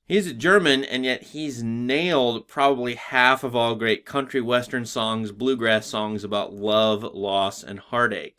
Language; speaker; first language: English; native; English